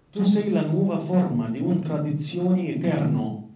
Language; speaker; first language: Italian; non-native, fluent; Arabic